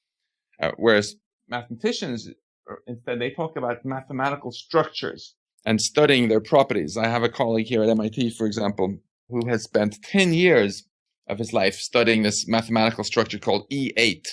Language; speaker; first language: English; non-native, fluent; Swedish